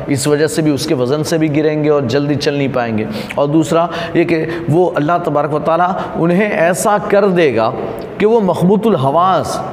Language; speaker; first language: Urdu; non-native, local second language; Gujarati